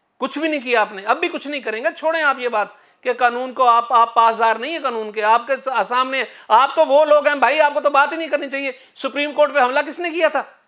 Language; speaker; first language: Urdu; non-native, local second language; Punjabi